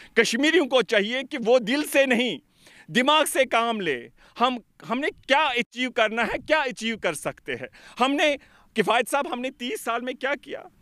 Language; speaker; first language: Hindi; non-native, local second language; Kashmiri